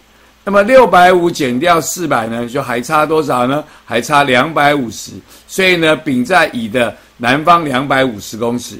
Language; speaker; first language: Chinese; native; Chinese